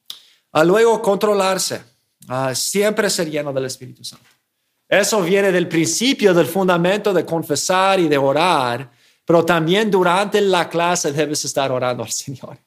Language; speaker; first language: Spanish; non-native, fluent; English